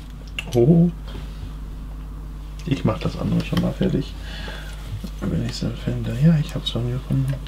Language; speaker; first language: German; native; German